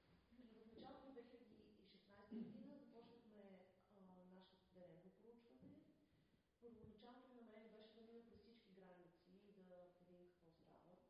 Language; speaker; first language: Bulgarian; native; Bulgarian